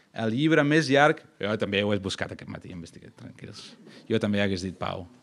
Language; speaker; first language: Catalan; non-native, fluent; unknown